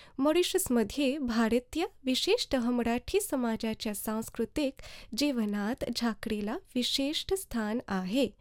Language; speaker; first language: Marathi; early bilingual, heritage; Marathi